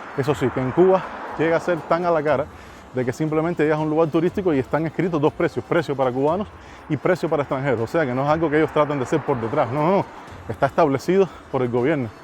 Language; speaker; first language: Spanish; native; Spanish